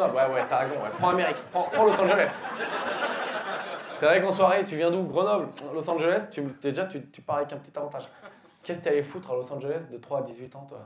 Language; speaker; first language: French; native; French